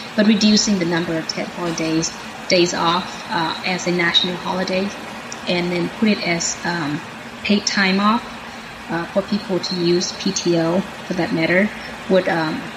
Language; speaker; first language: English; non-native, fluent; Vietnamese